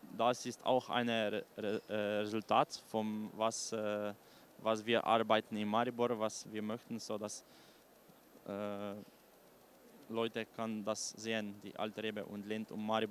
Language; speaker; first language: German; non-native, learner; Slovenian